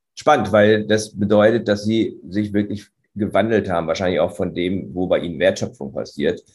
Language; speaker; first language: German; native; German